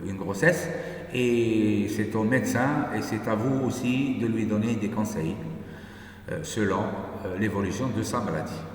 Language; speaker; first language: French; non-native, local second language; Arabic